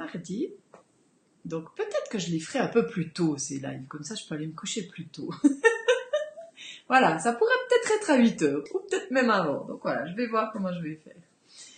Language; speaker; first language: French; native; French